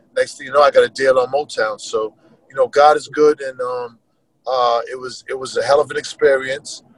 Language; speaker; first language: English; native; English